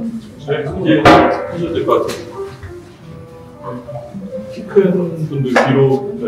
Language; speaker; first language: Korean; native; Korean